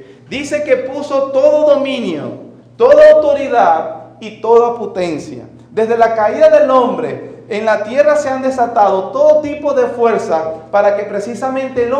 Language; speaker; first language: Spanish; native; Spanish